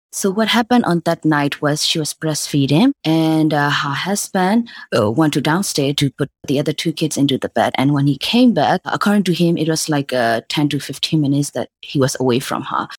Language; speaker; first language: English; non-native, fluent; Burmese